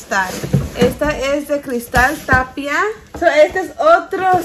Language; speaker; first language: Spanish; early bilingual, heritage; Spanish